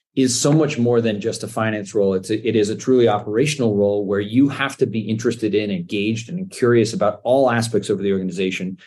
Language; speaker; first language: English; native; English